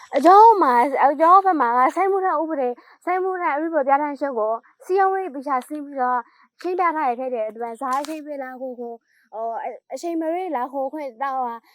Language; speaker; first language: Burmese; native; Burmese